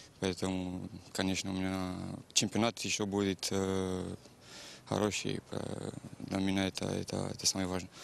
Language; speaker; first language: Russian; non-native, learner; Romanian